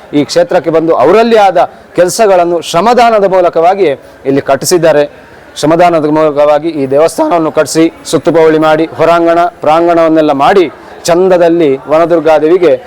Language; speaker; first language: Kannada; native; Kannada